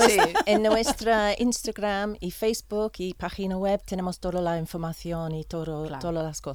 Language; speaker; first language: Spanish; non-native, learner; English